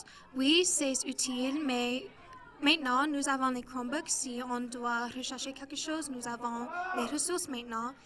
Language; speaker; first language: French; non-native, local second language; English